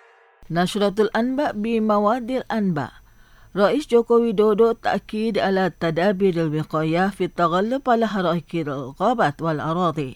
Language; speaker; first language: Arabic; non-native, fluent; Indonesian